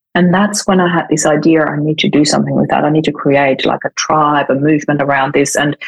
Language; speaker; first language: English; non-native, fluent; German